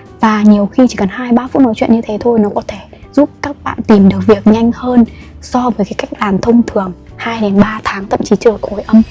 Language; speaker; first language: Vietnamese; native; Vietnamese